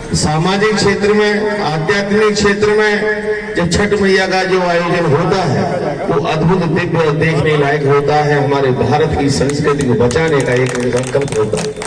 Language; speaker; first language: Hindi; native; Hindi